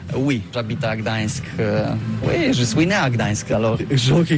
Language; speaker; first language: French; non-native, learner; Polish